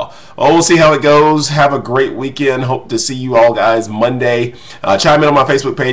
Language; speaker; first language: English; native; English